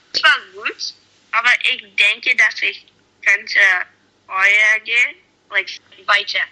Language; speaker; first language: German; non-native, learner; English